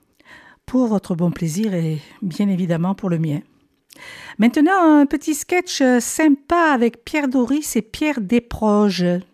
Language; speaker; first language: French; native; French